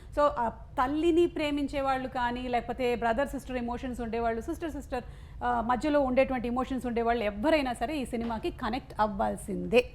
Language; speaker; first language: Telugu; non-native, local second language; Malayalam